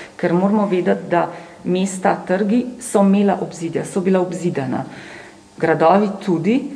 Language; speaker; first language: Slovenian; native; Slovenian